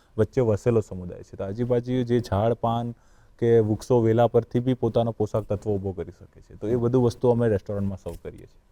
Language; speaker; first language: Gujarati; non-native, local second language; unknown